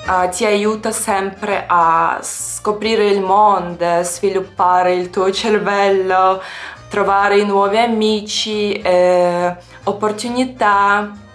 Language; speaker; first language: Italian; non-native, learner; Russian